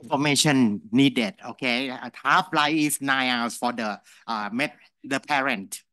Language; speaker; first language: English; non-native, fluent; Thai